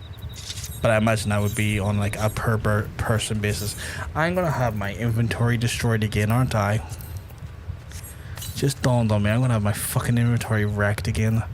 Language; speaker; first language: English; native; English